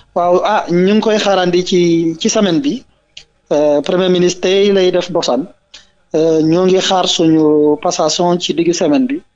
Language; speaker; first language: Wolof; non-native, local second language; Jola-Fonyi